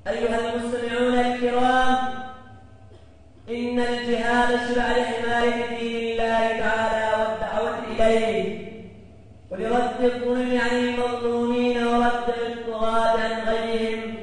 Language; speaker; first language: Arabic; non-native, fluent; Urdu